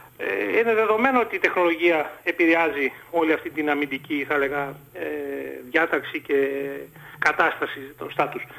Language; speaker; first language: Greek; native; Greek